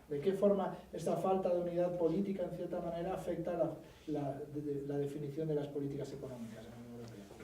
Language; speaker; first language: Spanish; native; Spanish